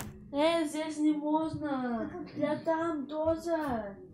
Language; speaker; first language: Russian; non-native, local second language; Polish